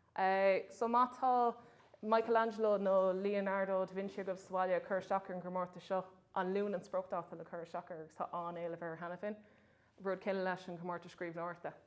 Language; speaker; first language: Irish; non-native, local second language; English